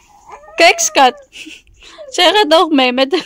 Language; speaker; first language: Dutch; non-native, learner; Filipino